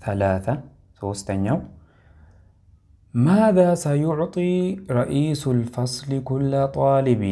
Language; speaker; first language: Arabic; non-native, fluent; Amharic